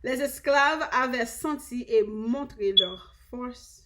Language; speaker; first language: French; non-native, learner; English